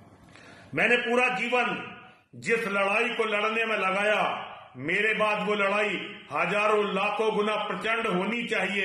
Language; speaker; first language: Hindi; native; Hindi